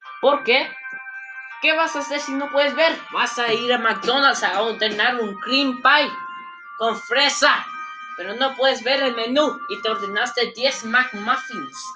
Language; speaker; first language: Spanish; non-native, learner; English